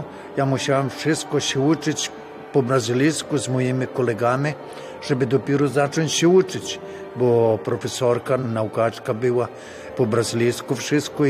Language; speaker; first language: Polish; early bilingual, heritage; Polish